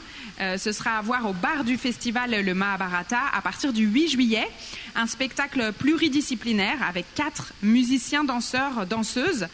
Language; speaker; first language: French; native; French